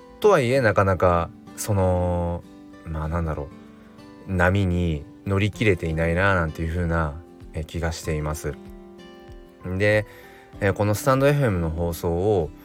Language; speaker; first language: Japanese; native; Japanese